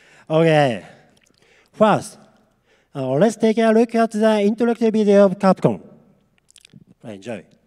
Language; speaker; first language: English; non-native, learner; Japanese